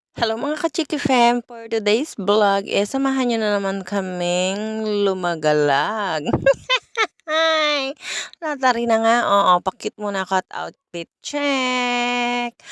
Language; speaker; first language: Filipino; native; Filipino